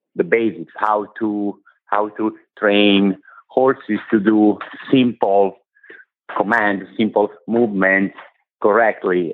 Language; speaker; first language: English; non-native, fluent; Italian